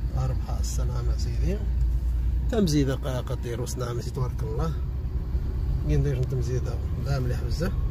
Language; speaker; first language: Arabic; native; Arabic